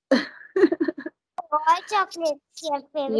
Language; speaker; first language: English; non-native, learner; Marathi